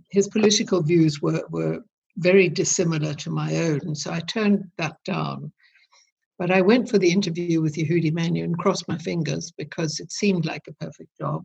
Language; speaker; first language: English; native; English